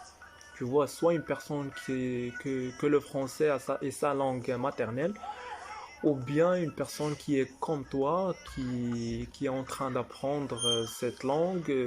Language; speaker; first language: French; non-native, fluent; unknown